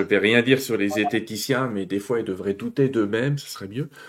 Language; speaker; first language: French; native; French